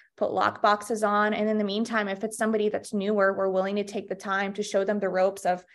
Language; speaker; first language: English; early bilingual, other home language; Russian